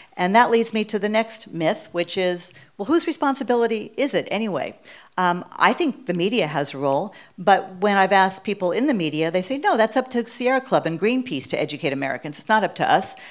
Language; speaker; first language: English; native; English